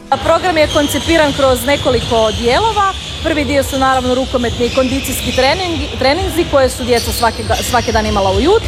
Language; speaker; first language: Serbian; native; Serbian